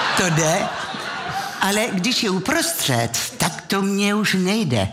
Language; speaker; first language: Czech; non-native, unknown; French